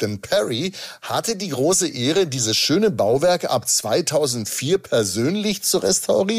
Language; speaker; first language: German; native; German